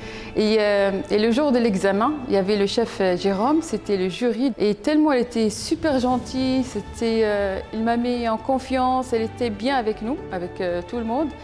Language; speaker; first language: French; non-native, fluent; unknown